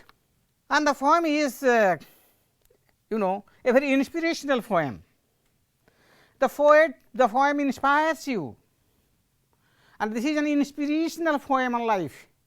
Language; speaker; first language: English; non-native, local second language; Odia